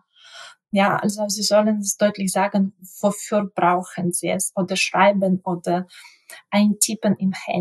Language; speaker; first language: German; non-native, local second language; Ukrainian